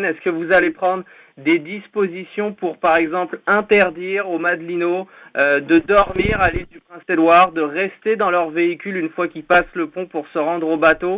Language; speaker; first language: French; native; French